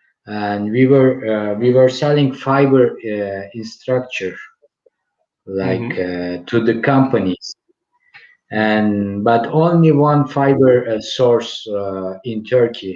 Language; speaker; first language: English; non-native, fluent; Turkish